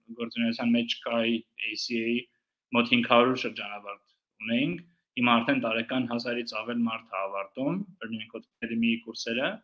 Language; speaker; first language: Armenian; early bilingual, heritage; Armenian